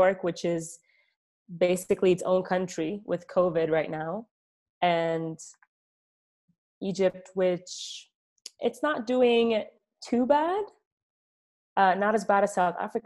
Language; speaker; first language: English; early bilingual, other home language; Arabic